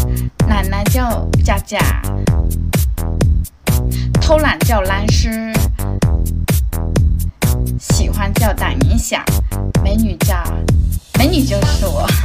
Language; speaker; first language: Chinese; non-native, local second language; Hakka Chinese